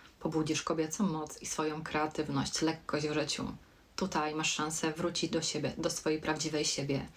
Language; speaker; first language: Polish; native; Polish